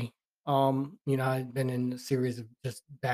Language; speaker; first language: English; native; English